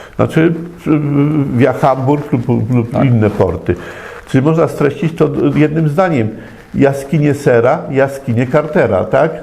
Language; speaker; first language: Polish; native; Polish